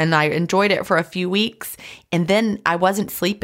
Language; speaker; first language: English; native; English